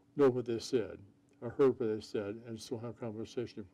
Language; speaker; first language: English; native; English